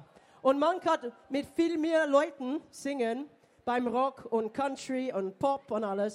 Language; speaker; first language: German; non-native, learner; English